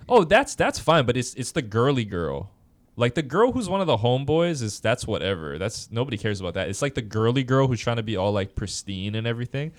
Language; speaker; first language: English; native; English